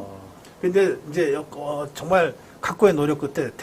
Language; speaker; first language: Korean; native; Korean